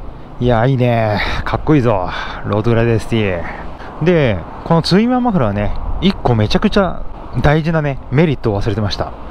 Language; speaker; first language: Japanese; native; Japanese